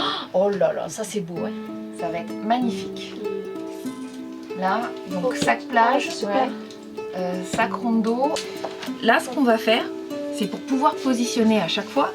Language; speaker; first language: French; native; French